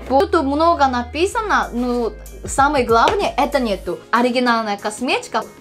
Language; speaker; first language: Russian; non-native, learner; Korean